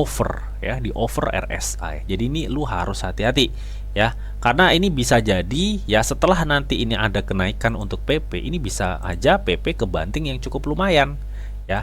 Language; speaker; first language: Indonesian; native; Indonesian